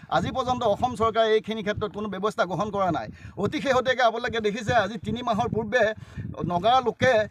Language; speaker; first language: Assamese; native; Assamese